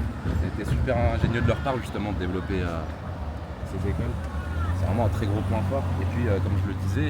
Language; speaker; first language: French; native; French